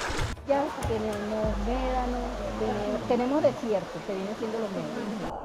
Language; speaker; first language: Spanish; native; Spanish